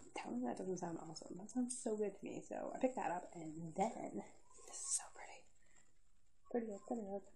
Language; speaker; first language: English; native; English